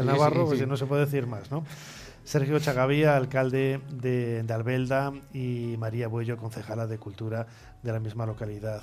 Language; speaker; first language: Spanish; native; Spanish